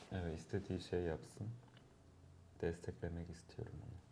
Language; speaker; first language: Turkish; non-native, fluent; Korean